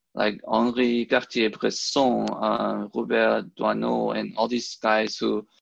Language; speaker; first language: English; early bilingual, other home language; Korean